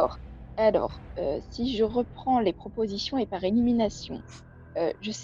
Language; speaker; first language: French; native; French